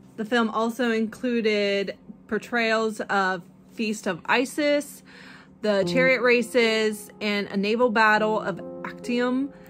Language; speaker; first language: English; native; English